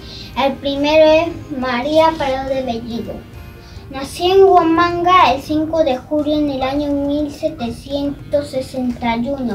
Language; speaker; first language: Spanish; native; Spanish